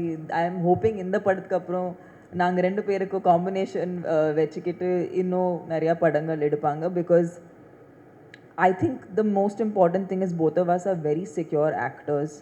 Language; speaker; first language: Tamil; non-native, fluent; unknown